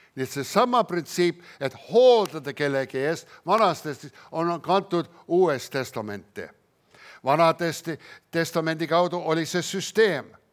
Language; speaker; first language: Estonian; early bilingual, heritage; Estonian